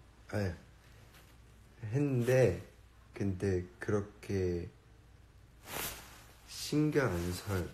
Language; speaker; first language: Korean; non-native, learner; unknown